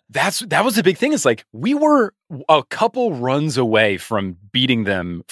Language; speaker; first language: English; native; English